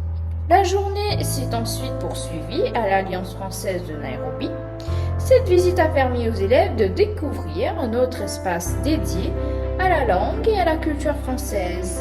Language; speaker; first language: French; non-native, fluent; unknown